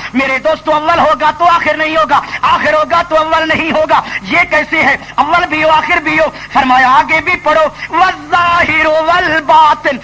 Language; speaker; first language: Urdu; non-native, local second language; Punjabi